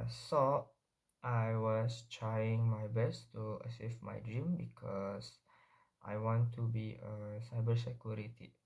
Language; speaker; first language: English; non-native, learner; Indonesian